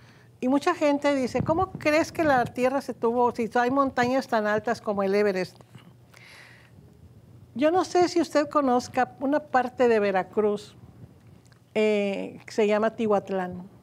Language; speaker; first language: Spanish; native; Spanish